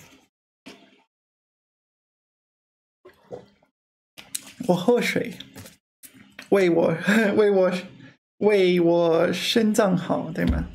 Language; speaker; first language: Chinese; non-native, learner; English